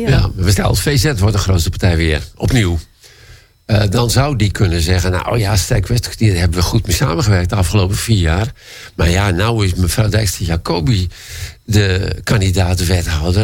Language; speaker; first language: Dutch; native; Dutch